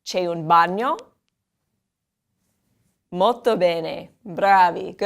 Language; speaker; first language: Italian; non-native, fluent; English